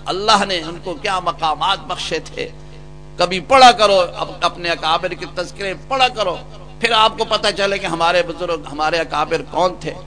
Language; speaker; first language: Urdu; non-native, local second language; Punjabi